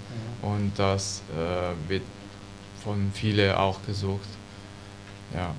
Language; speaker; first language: German; non-native, learner; Italian